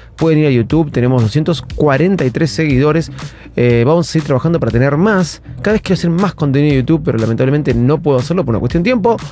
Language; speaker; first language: Spanish; native; Spanish